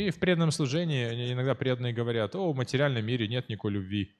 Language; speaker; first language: Russian; native; Russian